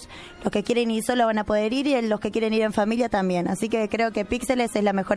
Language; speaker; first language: Spanish; native; Spanish